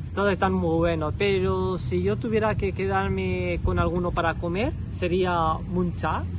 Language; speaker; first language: Spanish; native; Spanish